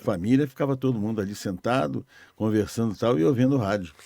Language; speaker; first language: Portuguese; native; Portuguese